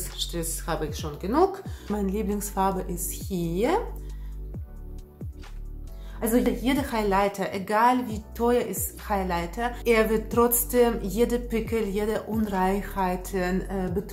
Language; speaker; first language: German; non-native, fluent; Russian